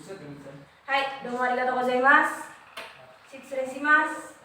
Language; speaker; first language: Japanese; non-native, learner; Indonesian